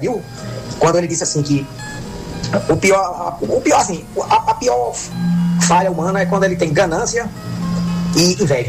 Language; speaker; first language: Portuguese; native; Portuguese